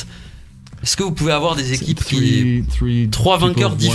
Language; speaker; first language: French; native; French